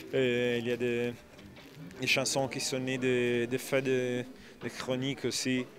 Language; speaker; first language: French; non-native, fluent; Italian